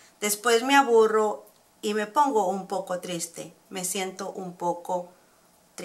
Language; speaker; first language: Spanish; early bilingual, heritage; Spanish